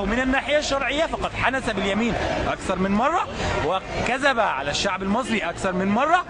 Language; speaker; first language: Arabic; native; Arabic